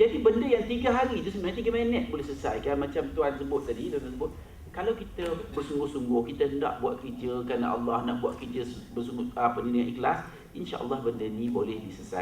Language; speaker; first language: Malay; native; Malay